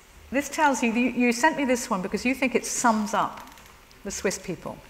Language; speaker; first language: English; native; English